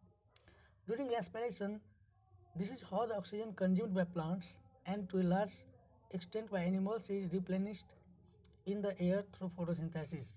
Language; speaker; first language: English; non-native, local second language; Hindi